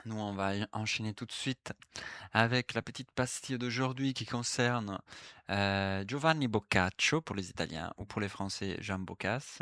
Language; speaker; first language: French; native; French